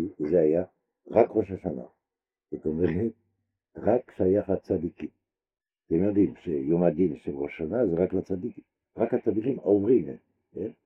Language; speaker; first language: Hebrew; non-native, fluent; French